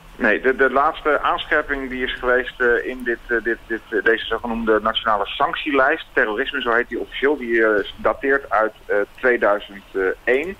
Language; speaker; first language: Dutch; native; Dutch